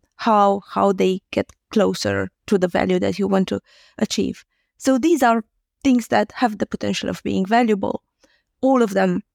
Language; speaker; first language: English; non-native, fluent; Romanian